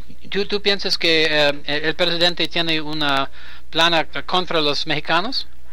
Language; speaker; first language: Spanish; non-native, learner; English